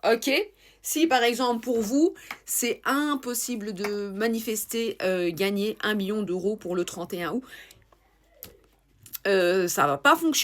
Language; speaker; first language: French; native; French